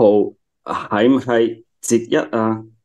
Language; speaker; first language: Cantonese; non-native, learner; Bulgarian